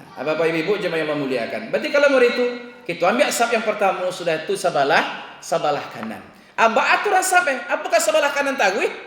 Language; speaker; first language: Malay; non-native, local second language; Minangkabau